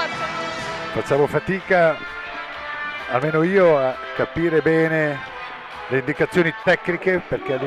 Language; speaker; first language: Italian; native; Italian